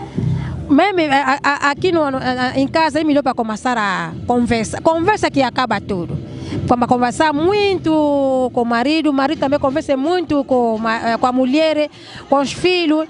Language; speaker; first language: Portuguese; non-native, local second language; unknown